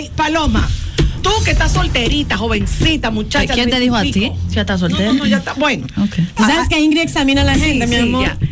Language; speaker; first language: Spanish; native; Spanish